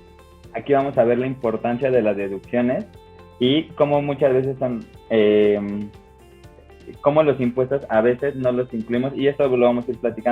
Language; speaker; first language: Spanish; native; Spanish